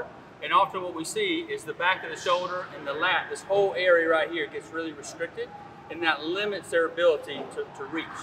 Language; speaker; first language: English; native; English